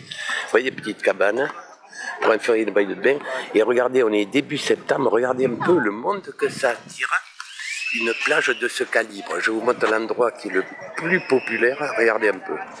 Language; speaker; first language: French; native; French